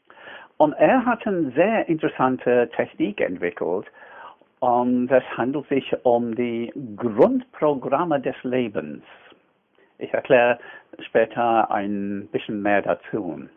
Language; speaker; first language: German; non-native, fluent; English